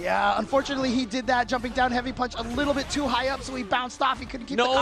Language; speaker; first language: English; native; English